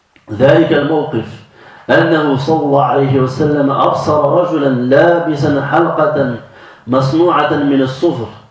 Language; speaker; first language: Arabic; non-native, fluent; French